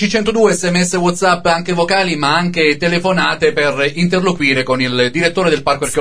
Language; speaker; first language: Italian; native; Italian